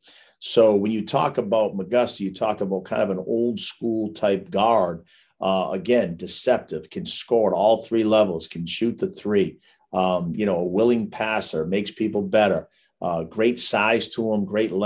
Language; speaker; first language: English; native; English